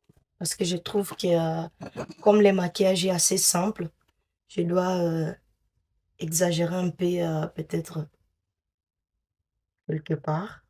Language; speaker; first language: French; non-native, fluent; Portuguese